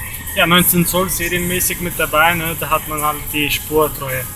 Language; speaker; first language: German; native; German